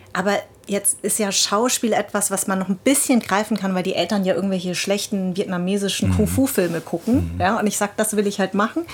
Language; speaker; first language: German; early bilingual, other home language; Vietnamese